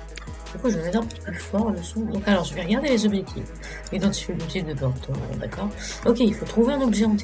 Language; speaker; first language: French; native; French